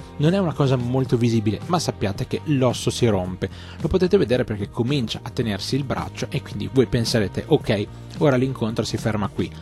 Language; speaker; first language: Italian; native; Italian